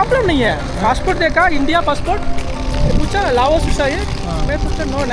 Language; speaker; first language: Hindi; non-native, local second language; Tamil